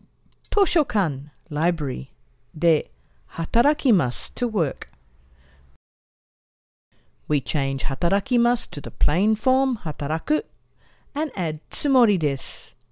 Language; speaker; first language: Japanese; non-native, fluent; English